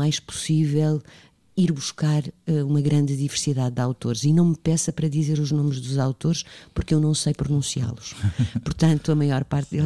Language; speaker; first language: Portuguese; native; Portuguese